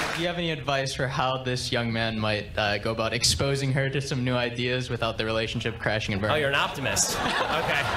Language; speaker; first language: English; native; English